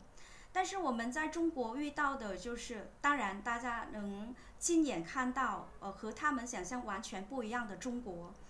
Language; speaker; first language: Chinese; non-native, fluent; Vietnamese